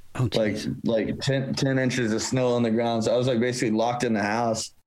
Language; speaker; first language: English; native; English